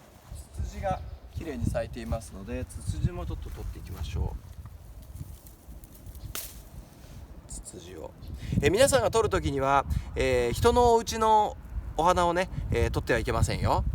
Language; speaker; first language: Japanese; native; Japanese